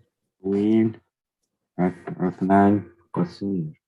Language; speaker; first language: Arabic; non-native, learner; English